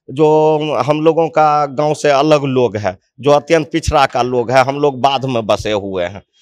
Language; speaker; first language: Hindi; native; Hindi